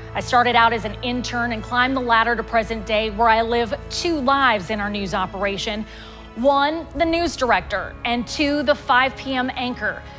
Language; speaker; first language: English; native; English